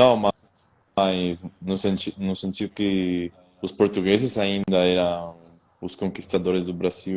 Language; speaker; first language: Portuguese; non-native, fluent; Spanish